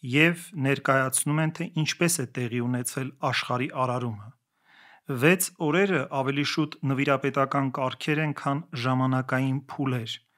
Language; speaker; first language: Armenian; native; Armenian